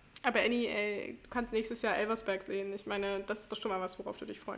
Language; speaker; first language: German; native; German